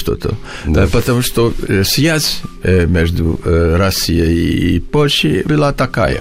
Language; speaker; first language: Russian; non-native, learner; Hungarian